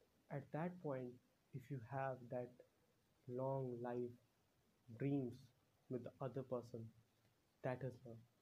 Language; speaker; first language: English; non-native, local second language; Hindi